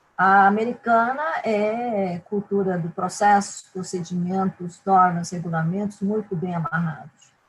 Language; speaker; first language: Portuguese; early bilingual, other home language; Japanese